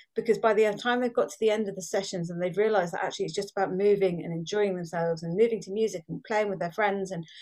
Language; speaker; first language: English; native; English